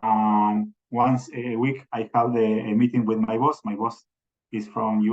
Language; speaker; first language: English; non-native, learner; Spanish